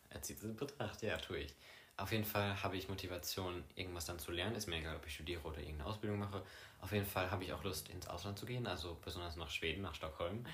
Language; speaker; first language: German; native; German